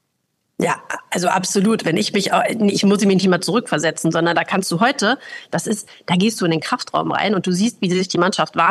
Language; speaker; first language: German; native; German